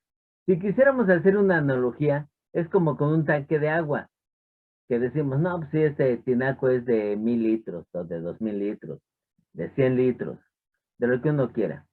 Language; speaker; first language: Spanish; native; Spanish